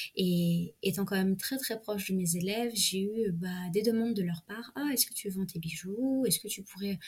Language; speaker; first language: French; native; French